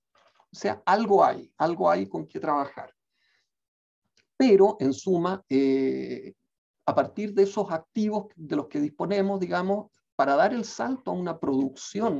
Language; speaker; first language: Spanish; native; Spanish